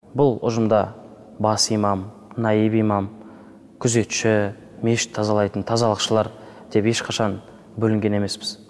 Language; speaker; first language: Kazakh; native; Kazakh